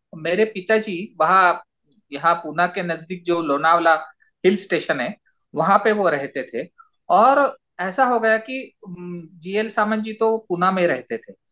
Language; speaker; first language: Hindi; non-native, local second language; Marathi